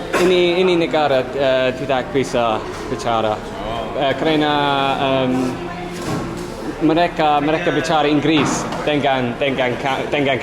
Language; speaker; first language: Indonesian; non-native, learner; English